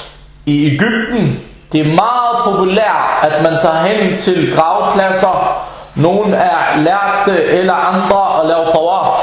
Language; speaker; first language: Danish; non-native, fluent; Arabic